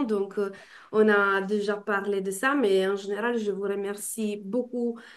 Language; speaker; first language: French; non-native, fluent; Italian